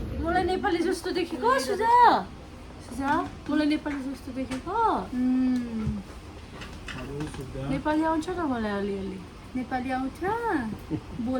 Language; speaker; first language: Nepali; non-native, learner; Bodo